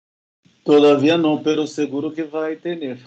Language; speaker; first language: Spanish; non-native, learner; Portuguese